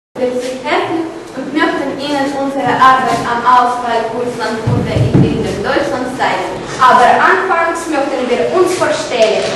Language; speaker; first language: German; non-native, learner; Ukrainian